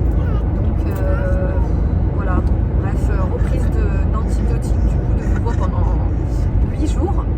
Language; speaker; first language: French; native; French